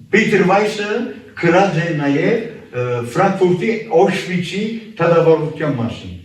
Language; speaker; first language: Armenian; early bilingual, heritage; Armenian